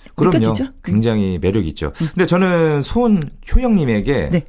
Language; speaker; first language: Korean; native; Korean